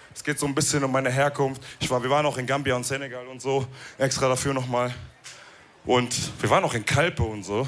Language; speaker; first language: German; early bilingual, other home language; Wolof